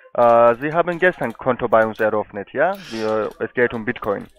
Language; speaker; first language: German; non-native, fluent; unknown